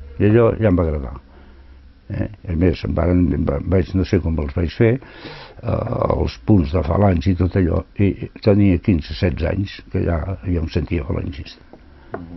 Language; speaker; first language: Catalan; non-native, local second language; Spanish